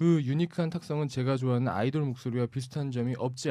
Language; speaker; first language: Korean; native; Korean